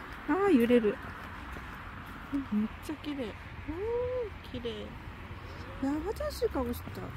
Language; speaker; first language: Korean; non-native, fluent; Japanese